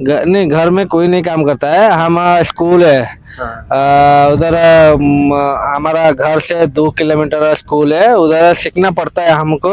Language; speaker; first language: Hindi; non-native, local second language; Odia